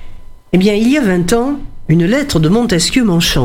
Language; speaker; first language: French; native; French